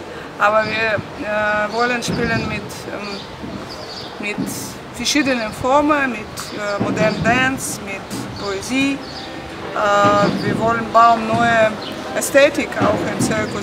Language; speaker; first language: German; non-native, learner; Russian